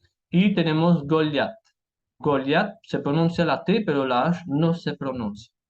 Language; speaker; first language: Spanish; non-native, fluent; French